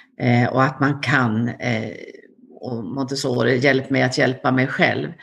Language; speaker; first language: Swedish; native; Swedish